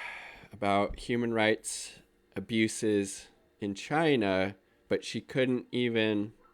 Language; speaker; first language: English; native; English